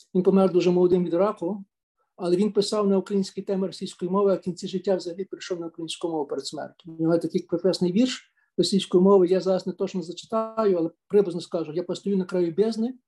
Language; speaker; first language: Ukrainian; native; Ukrainian